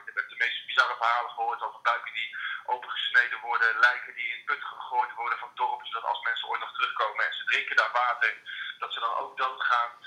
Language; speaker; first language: Dutch; native; Dutch